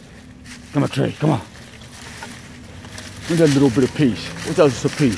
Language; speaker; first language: English; native; English